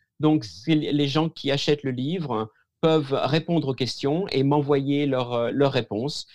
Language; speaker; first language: French; native; French